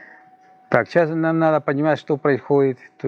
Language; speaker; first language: Russian; non-native, fluent; Spanish